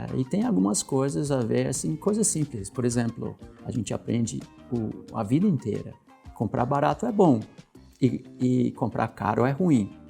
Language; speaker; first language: Portuguese; non-native, fluent; English